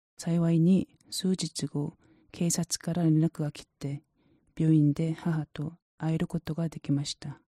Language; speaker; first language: Japanese; non-native, learner; Korean